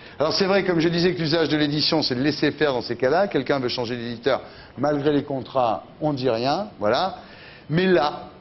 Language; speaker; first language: French; native; French